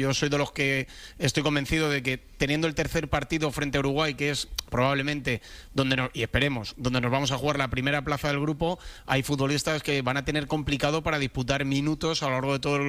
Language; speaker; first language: Spanish; native; Spanish